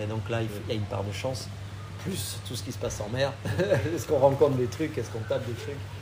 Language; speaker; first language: French; native; French